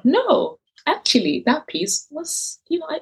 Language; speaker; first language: English; non-native, local second language; Igbo